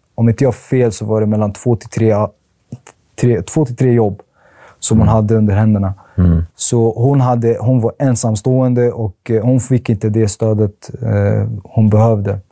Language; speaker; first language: Swedish; early bilingual, other home language; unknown